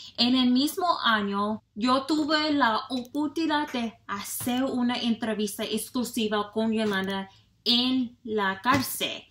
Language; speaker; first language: Spanish; non-native, learner; English